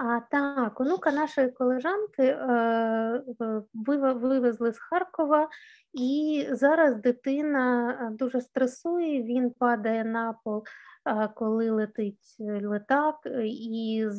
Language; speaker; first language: Ukrainian; native; Ukrainian